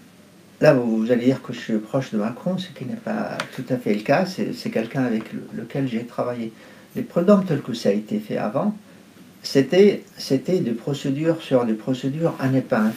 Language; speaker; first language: French; non-native, fluent; Arabic